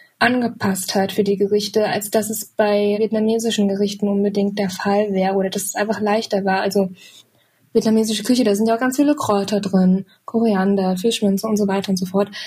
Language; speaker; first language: German; early bilingual, other home language; Vietnamese